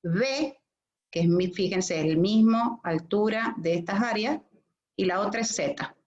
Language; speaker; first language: Spanish; native; Spanish